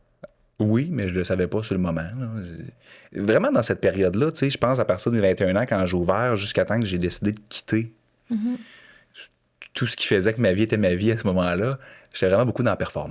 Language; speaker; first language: French; native; French